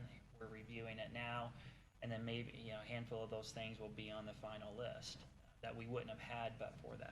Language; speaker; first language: English; native; English